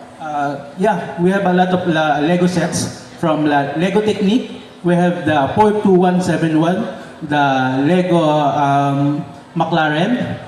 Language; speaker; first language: English; non-native, local second language; Filipino